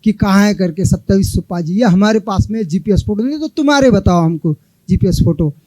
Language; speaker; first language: Hindi; non-native, local second language; Marathi